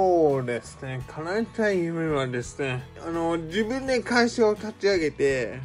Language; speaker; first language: Japanese; native; Japanese